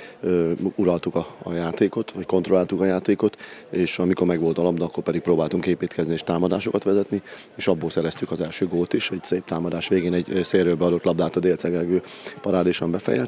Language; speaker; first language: Hungarian; native; Hungarian